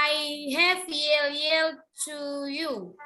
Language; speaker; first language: English; non-native, learner; Indonesian